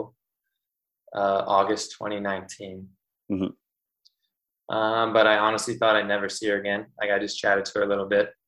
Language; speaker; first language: English; native; English